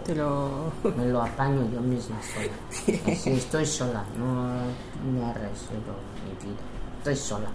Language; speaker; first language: Spanish; non-native, local second language; Fang